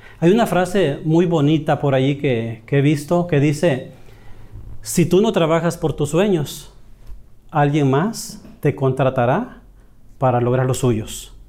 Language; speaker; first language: Spanish; native; Spanish